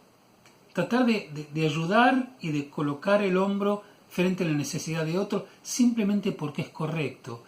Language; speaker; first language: Spanish; native; Spanish